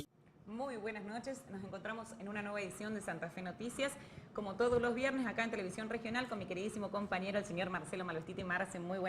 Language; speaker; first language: Spanish; native; Spanish